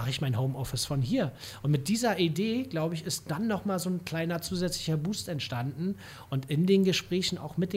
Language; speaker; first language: German; native; German